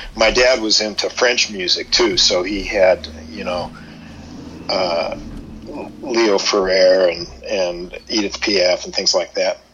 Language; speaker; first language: English; native; English